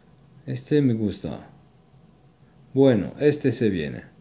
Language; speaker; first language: Spanish; non-native, learner; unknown